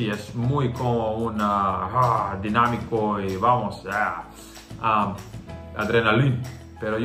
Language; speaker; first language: Spanish; non-native, learner; Croatian